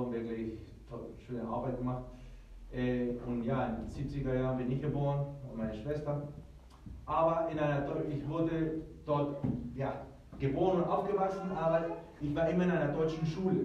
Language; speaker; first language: German; early bilingual, heritage; Spanish